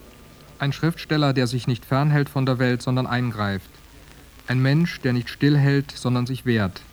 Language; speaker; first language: German; native; German